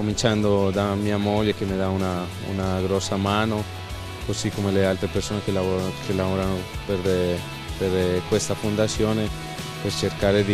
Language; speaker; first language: Italian; non-native, fluent; Spanish